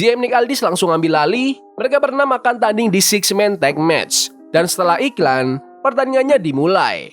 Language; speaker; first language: Indonesian; native; Indonesian